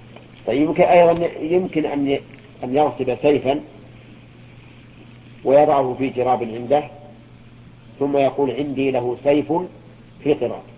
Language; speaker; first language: Arabic; native; Arabic